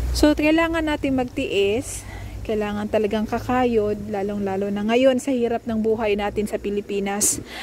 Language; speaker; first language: Filipino; non-native, local second language; Cebuano